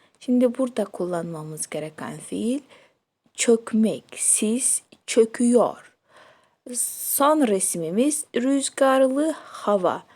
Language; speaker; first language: Turkish; non-native, fluent; Kyrgyz